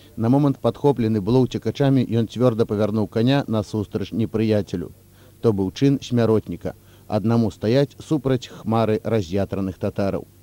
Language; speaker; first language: Belarusian; native; Belarusian